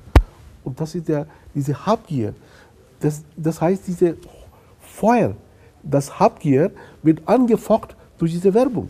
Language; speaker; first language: German; non-native, fluent; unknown